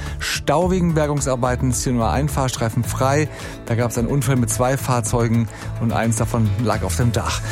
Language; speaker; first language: German; native; German